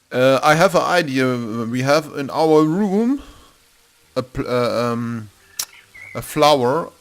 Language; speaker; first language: English; non-native, learner; German